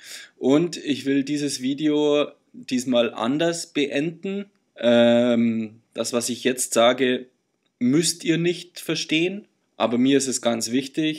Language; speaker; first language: German; native; German